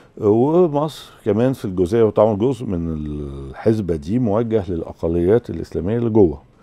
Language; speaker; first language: Arabic; native; Arabic